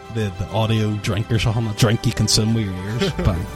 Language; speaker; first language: English; native; English